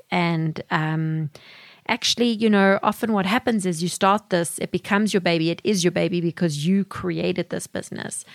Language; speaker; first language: English; native; English